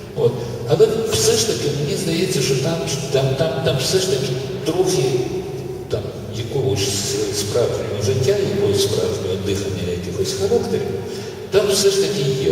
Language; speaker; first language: Ukrainian; non-native, local second language; Russian